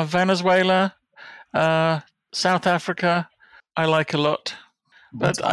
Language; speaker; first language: English; native; English